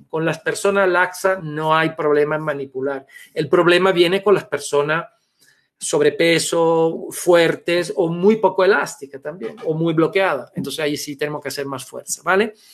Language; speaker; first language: Spanish; non-native, fluent; Italian